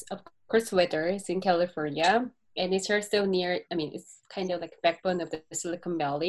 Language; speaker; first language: English; non-native, learner; Korean